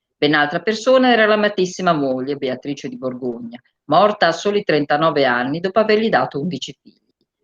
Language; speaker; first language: Italian; native; Italian